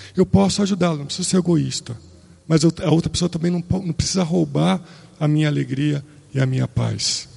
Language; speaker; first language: Portuguese; native; Portuguese